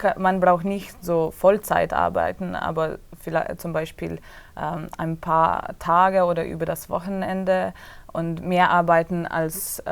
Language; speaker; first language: German; non-native, fluent; Slovenian